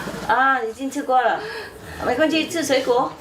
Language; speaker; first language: Chinese; non-native, fluent; Vietnamese